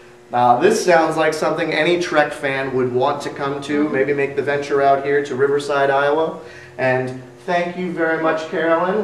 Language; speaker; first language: English; native; English